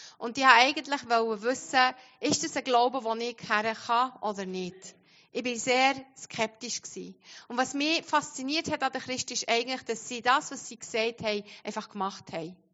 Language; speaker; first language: German; non-native, fluent; Arabic